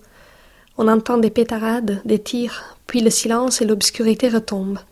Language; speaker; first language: French; non-native, fluent; Italian